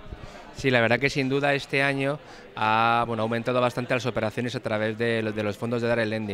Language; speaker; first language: Spanish; native; Spanish